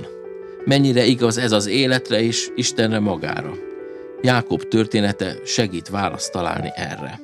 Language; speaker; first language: Hungarian; native; Hungarian